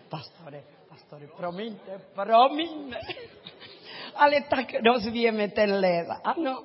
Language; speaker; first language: Czech; non-native, learner; Spanish